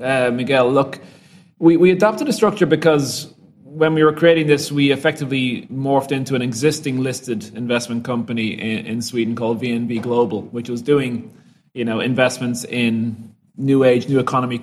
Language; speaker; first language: English; native; English